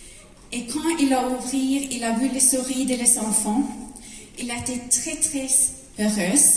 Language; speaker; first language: French; non-native, learner; Norwegian